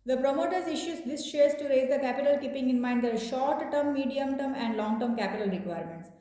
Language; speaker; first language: English; non-native, local second language; Gujarati